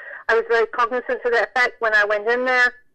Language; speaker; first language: English; native; English